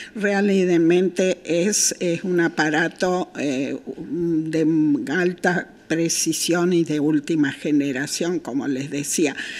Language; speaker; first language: Spanish; native; Spanish